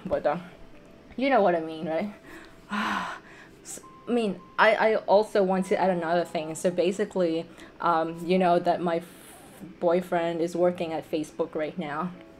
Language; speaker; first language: English; non-native, fluent; Vietnamese